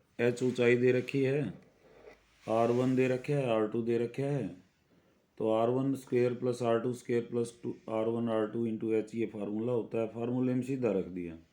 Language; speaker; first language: Hindi; native; Hindi